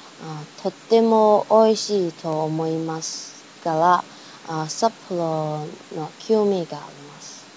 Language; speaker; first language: Japanese; non-native, learner; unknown